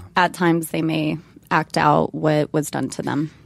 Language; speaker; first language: English; native; English